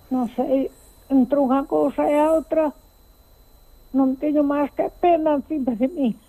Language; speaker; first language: Galician; native; Galician